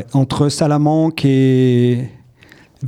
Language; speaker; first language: French; native; French